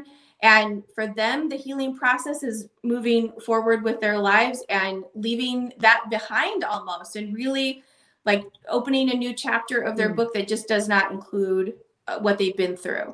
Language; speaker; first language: English; native; English